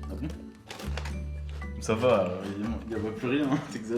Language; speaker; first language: French; native; French